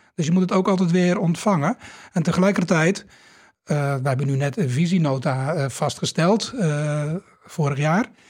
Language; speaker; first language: Dutch; native; Dutch